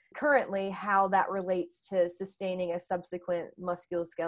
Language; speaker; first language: English; native; English